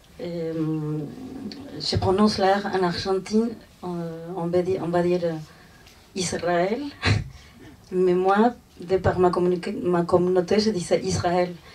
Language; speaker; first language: French; non-native, fluent; Spanish